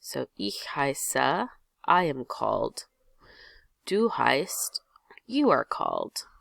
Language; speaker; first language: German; non-native, fluent; English